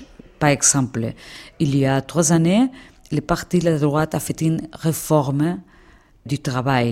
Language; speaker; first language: French; non-native, fluent; Spanish